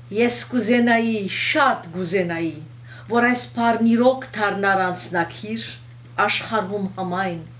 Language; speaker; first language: Armenian; early bilingual, heritage; Armenian